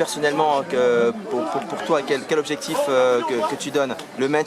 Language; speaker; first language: French; native; French